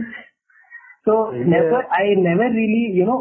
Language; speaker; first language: English; non-native, local second language; Malayalam